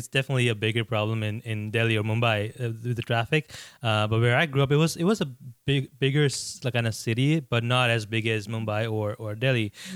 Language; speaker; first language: English; non-native, local second language; Gujarati